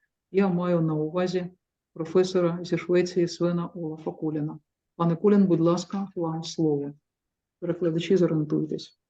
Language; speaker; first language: Ukrainian; native; Ukrainian